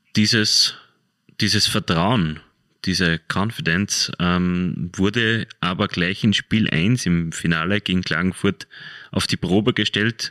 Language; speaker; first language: German; native; German